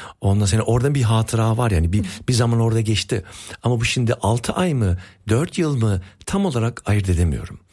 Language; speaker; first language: Turkish; early bilingual, heritage; Turkish